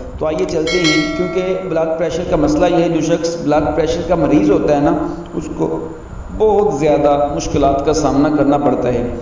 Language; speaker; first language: Urdu; non-native, local second language; Punjabi